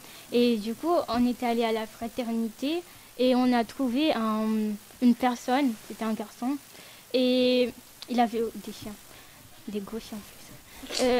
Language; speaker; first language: French; early bilingual, other home language; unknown